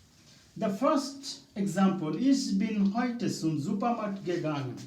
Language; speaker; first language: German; non-native, fluent; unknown